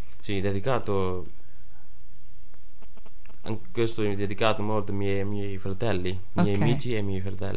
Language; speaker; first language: Italian; non-native, learner; Punjabi